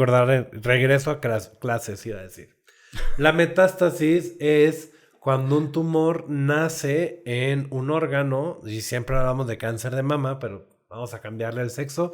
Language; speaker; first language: Spanish; native; Spanish